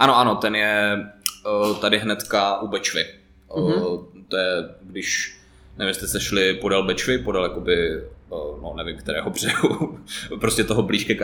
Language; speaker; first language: Czech; native; Czech